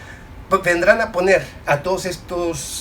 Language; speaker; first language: Spanish; native; Spanish